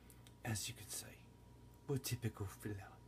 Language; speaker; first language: English; native; English